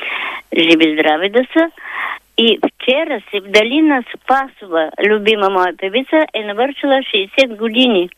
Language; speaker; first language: Bulgarian; native; Bulgarian